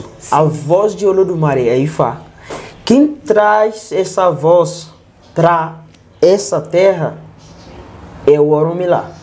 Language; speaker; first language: Portuguese; non-native, learner; Yoruba